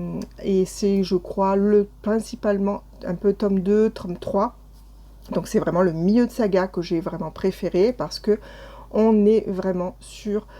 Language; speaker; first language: French; native; French